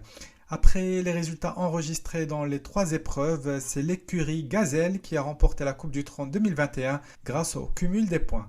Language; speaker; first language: French; non-native, local second language; Arabic